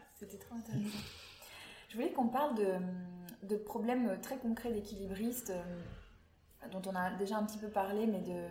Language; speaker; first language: French; native; French